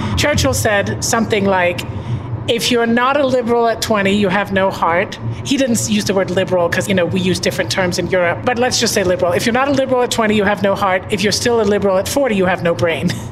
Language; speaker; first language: English; non-native, fluent; Danish